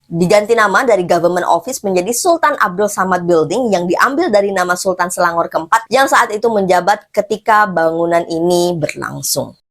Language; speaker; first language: Indonesian; native; Indonesian